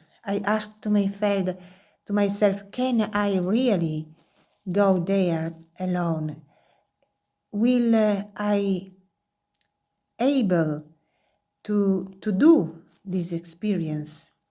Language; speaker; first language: English; non-native, learner; Italian